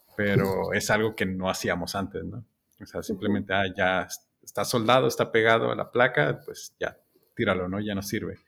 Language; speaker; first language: Spanish; native; Spanish